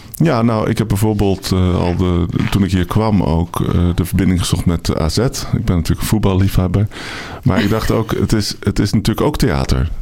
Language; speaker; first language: Dutch; native; Dutch